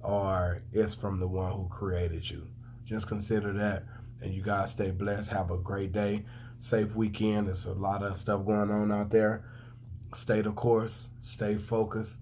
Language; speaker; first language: English; native; English